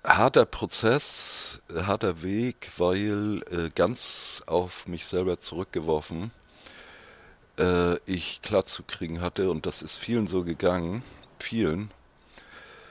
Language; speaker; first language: German; native; German